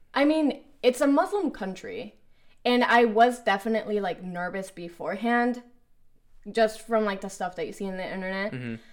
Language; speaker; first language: English; early bilingual, other home language; Spanish